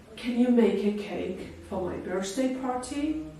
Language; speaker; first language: English; non-native, fluent; Georgian